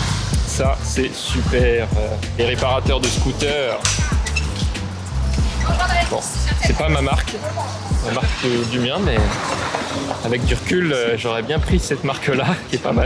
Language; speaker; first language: French; native; French